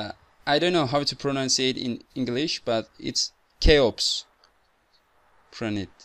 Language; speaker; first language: English; non-native, fluent; Turkish